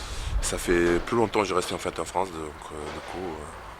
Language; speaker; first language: French; non-native, fluent; Bosnian